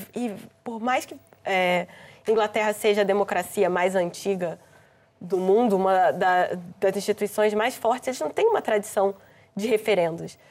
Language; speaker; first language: Portuguese; native; Portuguese